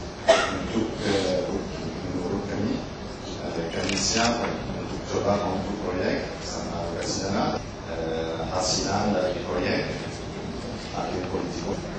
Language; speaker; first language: Indonesian; non-native, learner; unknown